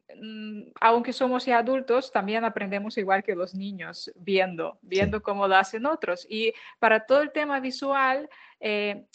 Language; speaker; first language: Spanish; non-native, fluent; Ukrainian